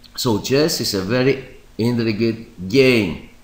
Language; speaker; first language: English; non-native, fluent; Greek